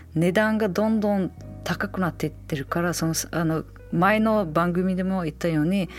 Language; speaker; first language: Japanese; non-native, fluent; Uzbek